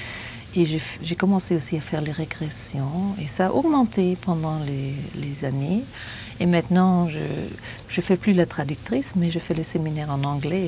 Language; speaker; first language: French; non-native, fluent; German